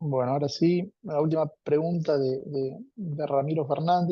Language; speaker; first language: Spanish; native; Spanish